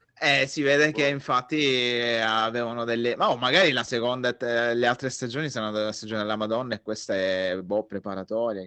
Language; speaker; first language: Italian; native; Italian